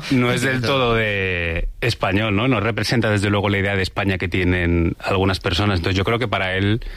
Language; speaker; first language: Spanish; native; Spanish